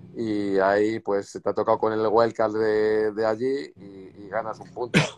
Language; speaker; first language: Spanish; native; Spanish